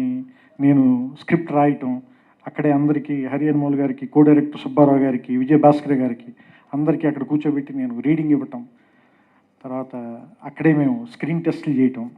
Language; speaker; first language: Telugu; native; Telugu